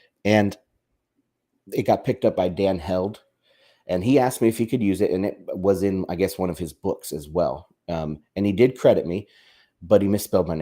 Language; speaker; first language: English; native; English